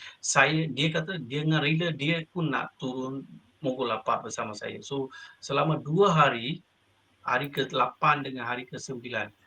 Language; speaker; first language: Malay; non-native, local second language; Tamil